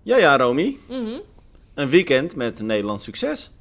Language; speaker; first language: Dutch; native; Dutch